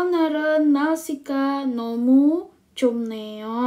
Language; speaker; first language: Korean; non-native, fluent; Indonesian